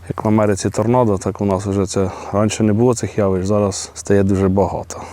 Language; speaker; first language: Ukrainian; native; Ukrainian